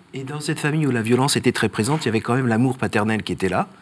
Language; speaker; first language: French; non-native, fluent; Polish